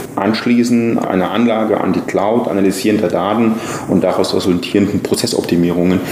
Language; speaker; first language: German; native; German